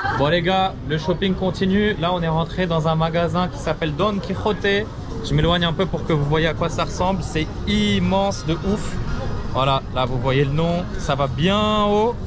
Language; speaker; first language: French; early bilingual, other home language; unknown